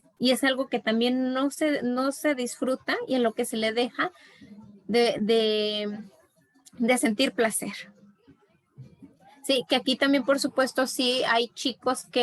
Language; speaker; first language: Spanish; native; Spanish